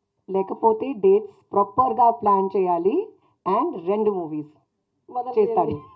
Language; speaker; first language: Telugu; non-native, fluent; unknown